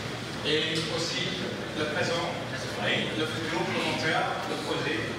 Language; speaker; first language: French; non-native, fluent; Indonesian